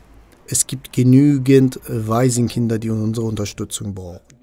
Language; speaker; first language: German; non-native, local second language; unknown